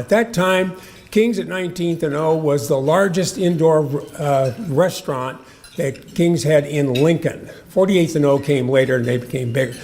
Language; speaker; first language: English; native; English